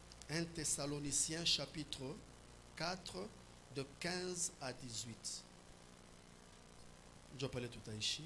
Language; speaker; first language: French; non-native, local second language; Swahili